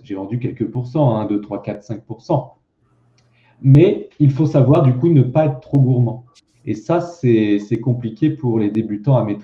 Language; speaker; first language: French; native; French